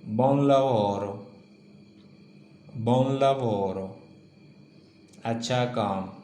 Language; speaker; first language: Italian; non-native, learner; Urdu